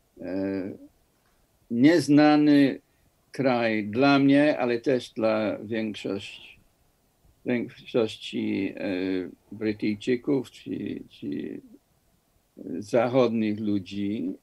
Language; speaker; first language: Polish; non-native, fluent; English